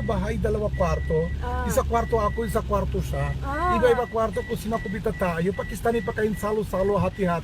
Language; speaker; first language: Filipino; non-native, learner; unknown